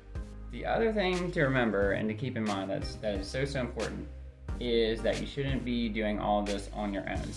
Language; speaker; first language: English; native; English